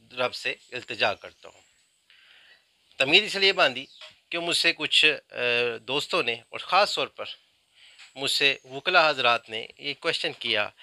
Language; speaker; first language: Urdu; native; Urdu